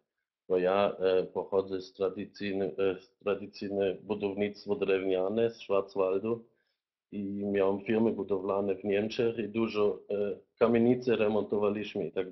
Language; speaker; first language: Polish; non-native, fluent; German